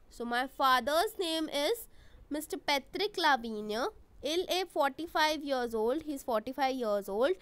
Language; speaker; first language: English; non-native, local second language; Hindi